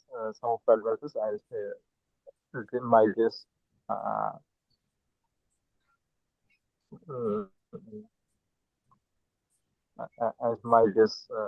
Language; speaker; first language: English; non-native, learner; Bangla